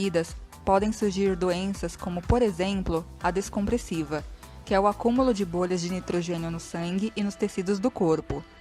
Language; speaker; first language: Portuguese; native; Portuguese